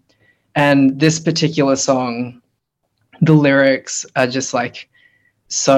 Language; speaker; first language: English; native; English